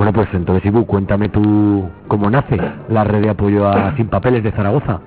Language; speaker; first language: Spanish; native; Spanish